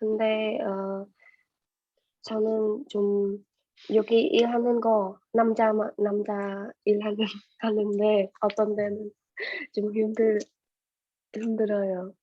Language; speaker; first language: Korean; non-native, learner; Khmer